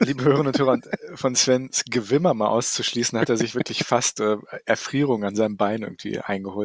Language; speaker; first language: German; native; German